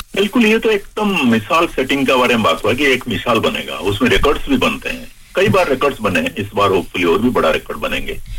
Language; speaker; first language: Hindi; non-native, local second language; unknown